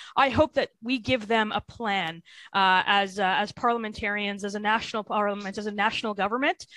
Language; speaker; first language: English; native; English